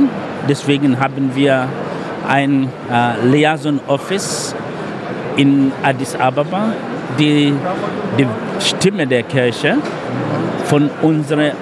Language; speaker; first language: German; non-native, fluent; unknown